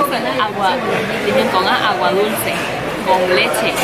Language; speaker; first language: Spanish; early bilingual, other home language; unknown